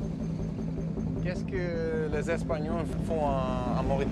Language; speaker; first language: French; non-native, learner; Dutch